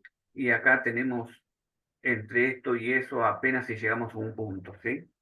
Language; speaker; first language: Spanish; native; Spanish